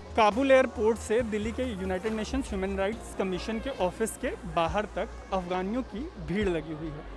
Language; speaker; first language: Hindi; native; Hindi